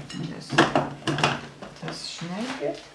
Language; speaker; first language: German; non-native, fluent; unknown